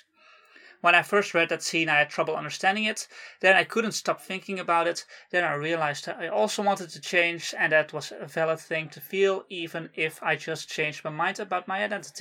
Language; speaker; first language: English; non-native, fluent; Dutch